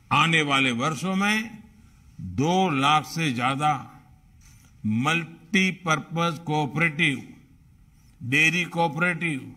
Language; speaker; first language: Hindi; non-native, local second language; Gujarati